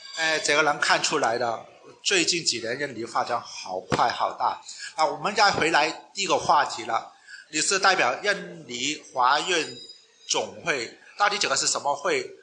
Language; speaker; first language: Chinese; non-native, local second language; Cantonese